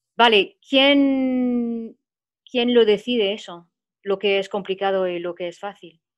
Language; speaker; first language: Spanish; non-native, fluent; French